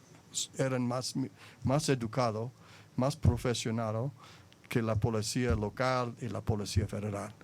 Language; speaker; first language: Spanish; non-native, fluent; English